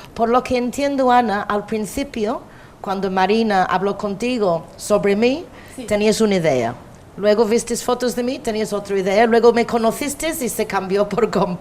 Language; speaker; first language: Spanish; non-native, fluent; English